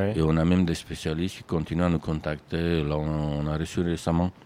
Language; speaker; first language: French; non-native, fluent; Romanian